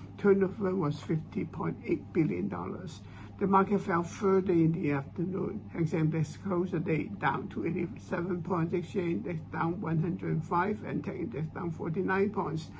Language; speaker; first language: English; non-native, local second language; Cantonese